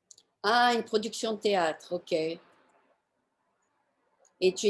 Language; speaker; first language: French; non-native, fluent; English